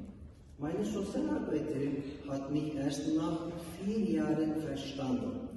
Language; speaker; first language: German; non-native, learner; Turkish